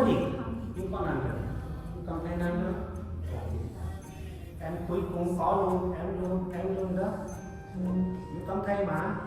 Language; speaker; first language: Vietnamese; non-native, learner; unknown